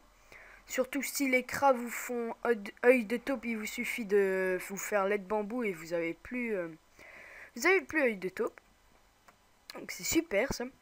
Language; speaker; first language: French; native; French